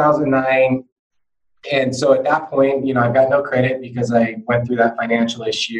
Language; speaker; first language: English; native; English